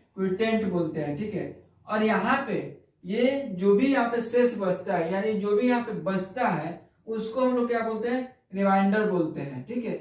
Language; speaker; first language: Hindi; native; Hindi